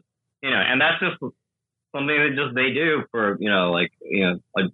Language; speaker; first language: English; native; English